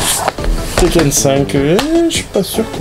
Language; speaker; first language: French; native; French